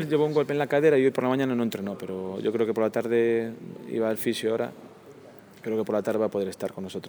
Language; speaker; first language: Spanish; native; Spanish